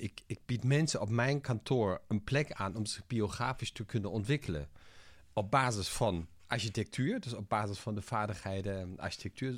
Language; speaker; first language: Dutch; non-native, fluent; German